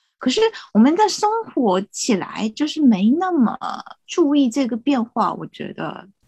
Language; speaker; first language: Chinese; non-native, fluent; Japanese